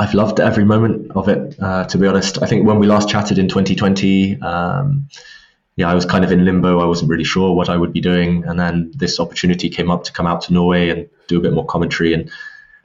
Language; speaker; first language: English; native; English